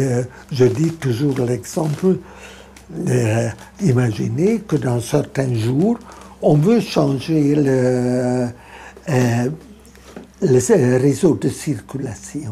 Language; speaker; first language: French; non-native, fluent; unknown